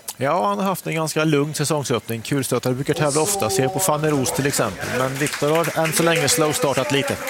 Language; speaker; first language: Swedish; native; Swedish